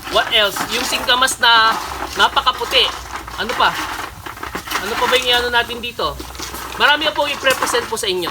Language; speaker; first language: Filipino; non-native, local second language; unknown